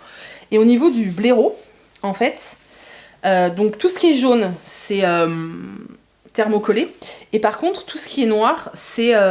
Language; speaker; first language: French; native; French